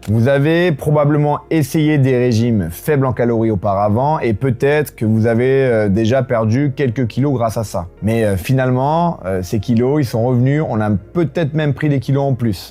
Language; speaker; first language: French; native; French